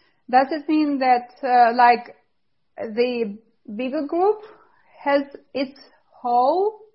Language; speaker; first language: English; non-native, fluent; Russian